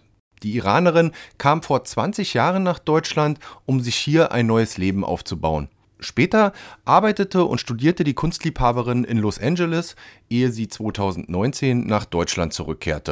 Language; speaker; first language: German; native; German